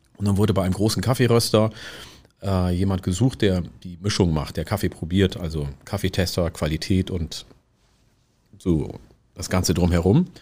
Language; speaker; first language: German; early bilingual, other home language; Oromo